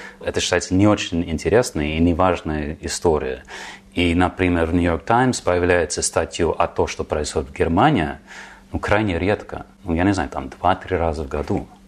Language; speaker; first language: Russian; non-native, fluent; English